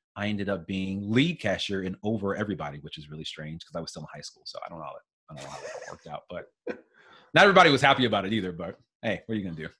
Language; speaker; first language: English; native; English